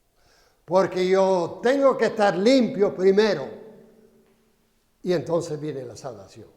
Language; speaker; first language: Spanish; non-native, fluent; English